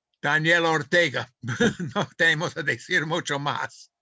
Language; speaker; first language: Spanish; non-native, fluent; English